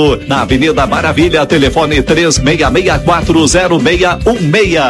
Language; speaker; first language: Portuguese; native; Portuguese